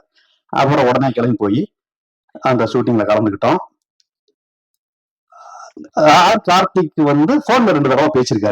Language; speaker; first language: Tamil; native; Tamil